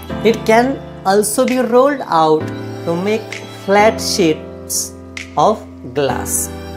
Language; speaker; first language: English; non-native, local second language; Marathi